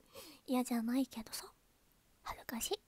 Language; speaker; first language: Japanese; native; Japanese